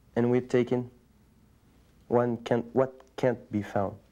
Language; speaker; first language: English; non-native, learner; French